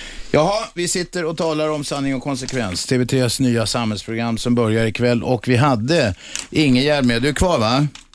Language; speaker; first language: Swedish; native; Swedish